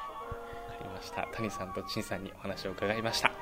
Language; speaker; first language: Japanese; native; Japanese